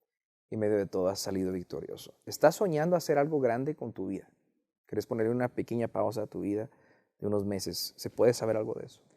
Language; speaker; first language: Spanish; native; Spanish